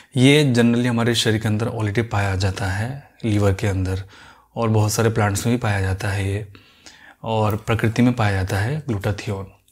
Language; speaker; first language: Hindi; native; Hindi